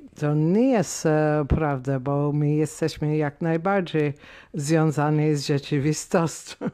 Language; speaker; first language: Polish; non-native, fluent; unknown